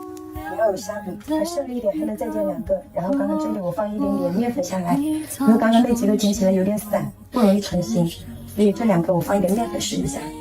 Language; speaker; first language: Chinese; native; Chinese